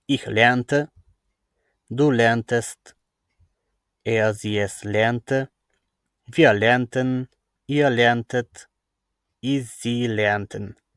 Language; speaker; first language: German; non-native, fluent; Macedonian